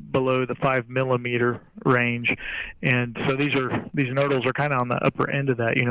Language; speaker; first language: English; native; English